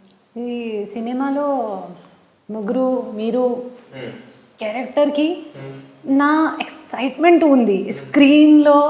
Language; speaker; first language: Telugu; non-native, learner; Hindi